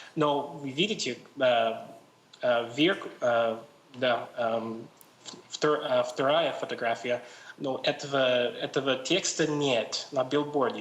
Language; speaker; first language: Russian; non-native, learner; English